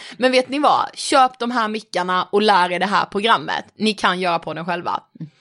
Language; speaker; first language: Swedish; native; Swedish